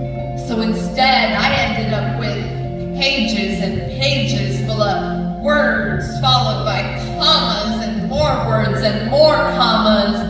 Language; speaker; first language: English; early bilingual, other home language; Punjabi